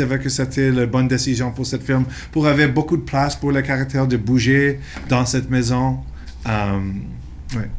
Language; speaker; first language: French; non-native, local second language; English